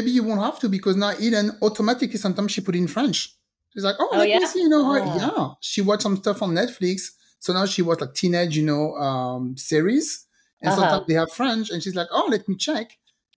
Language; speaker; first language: English; non-native, fluent; French